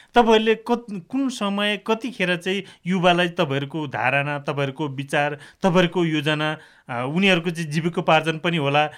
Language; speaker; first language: Nepali; native; Nepali